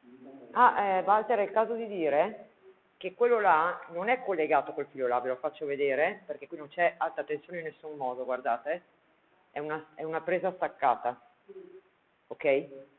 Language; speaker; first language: Italian; native; Italian